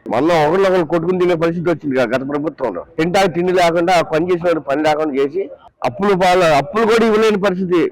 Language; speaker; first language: Telugu; non-native, local second language; Urdu